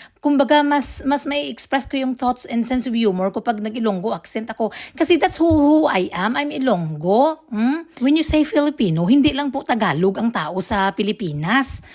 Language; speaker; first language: Filipino; non-native, local second language; Hiligaynon